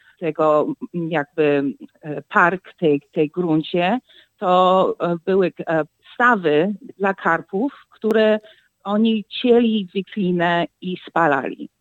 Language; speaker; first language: Polish; early bilingual, heritage; Polish